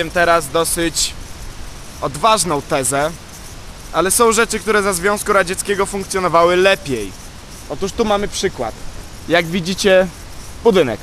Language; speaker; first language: Polish; native; Polish